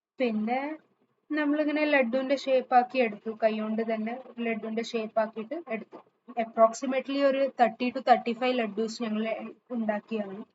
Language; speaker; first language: Malayalam; early bilingual, heritage; Malayalam